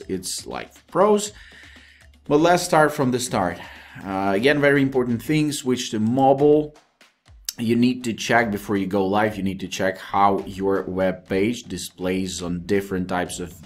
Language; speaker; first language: English; non-native, fluent; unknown